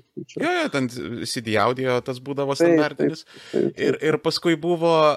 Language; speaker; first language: Lithuanian; native; Lithuanian